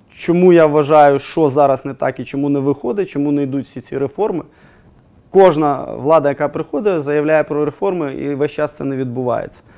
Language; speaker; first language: Ukrainian; non-native, local second language; Russian